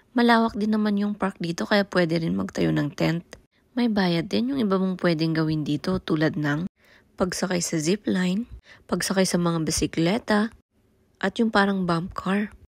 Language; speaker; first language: Filipino; non-native, local second language; Iloko